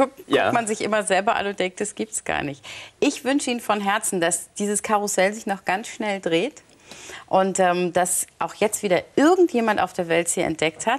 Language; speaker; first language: German; native; German